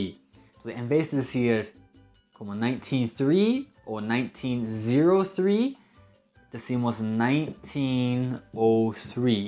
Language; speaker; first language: Spanish; non-native, fluent; English